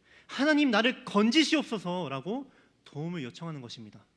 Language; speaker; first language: Korean; native; Korean